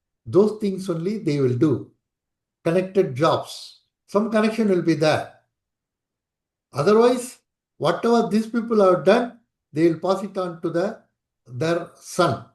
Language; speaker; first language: English; non-native, local second language; Tamil